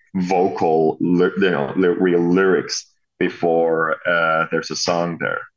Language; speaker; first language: English; non-native, fluent; Swedish